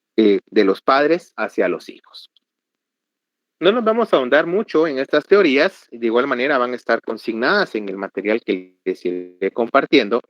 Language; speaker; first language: Spanish; native; Spanish